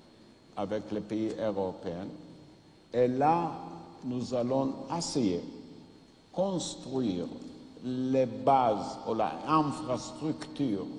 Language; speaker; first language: French; non-native, fluent; Yiddish